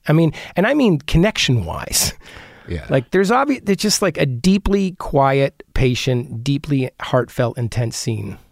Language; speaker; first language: English; native; English